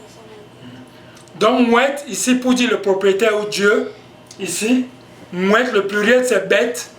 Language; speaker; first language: French; non-native, local second language; Basaa